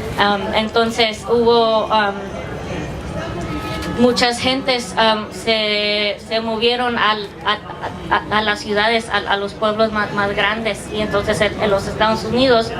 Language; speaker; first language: Spanish; early bilingual, heritage; English